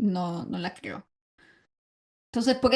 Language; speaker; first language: Spanish; native; Spanish